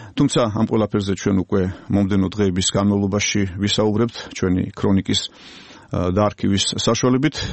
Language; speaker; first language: Georgian; native; Georgian